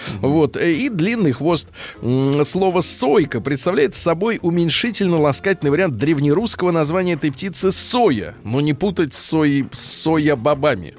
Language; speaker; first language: Russian; native; Russian